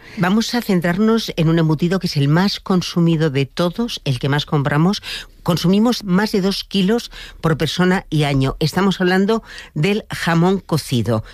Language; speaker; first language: Spanish; native; Spanish